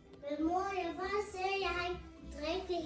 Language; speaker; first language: Danish; early bilingual, other home language; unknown